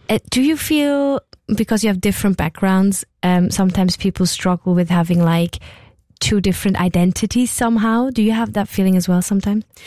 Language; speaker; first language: English; non-native, fluent; German